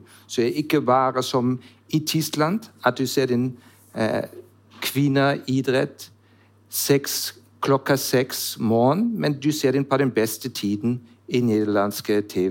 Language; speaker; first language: Norwegian; non-native, learner; German